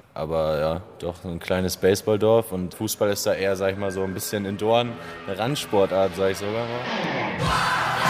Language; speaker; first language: German; native; German